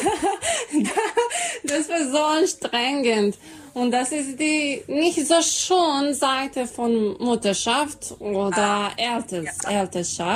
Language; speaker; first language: German; non-native, learner; Serbian